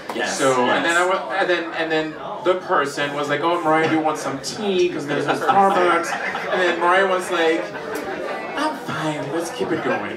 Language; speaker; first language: English; non-native, fluent; French